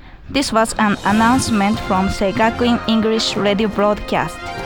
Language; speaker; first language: English; non-native, fluent; Japanese